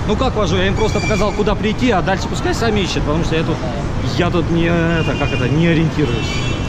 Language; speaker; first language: Russian; native; Russian